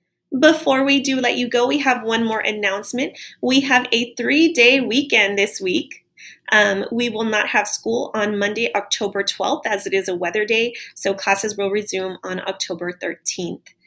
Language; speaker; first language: English; native; English